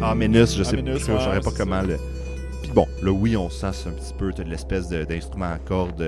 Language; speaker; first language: French; native; French